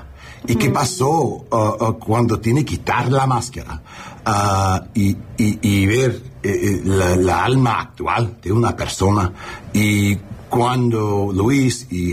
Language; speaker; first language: Spanish; non-native, learner; English